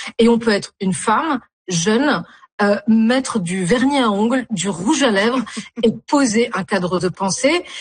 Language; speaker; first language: French; non-native, local second language; Arabic